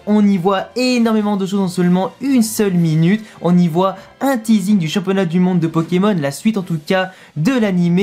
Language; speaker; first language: French; native; French